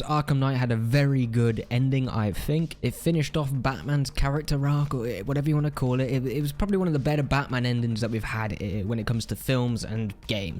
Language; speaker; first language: English; native; English